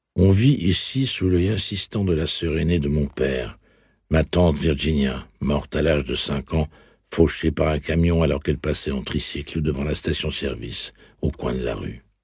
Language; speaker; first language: French; native; French